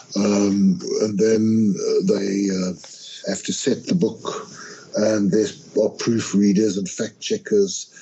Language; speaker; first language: English; non-native, local second language; Afrikaans